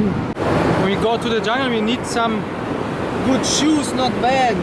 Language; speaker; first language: English; non-native, learner; German